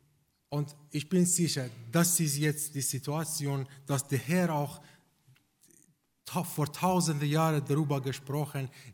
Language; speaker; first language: German; non-native, fluent; Persian